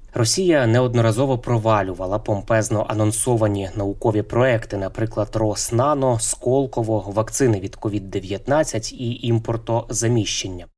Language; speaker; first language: Ukrainian; native; Ukrainian